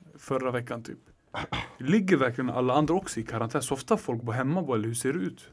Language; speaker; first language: Swedish; native; Swedish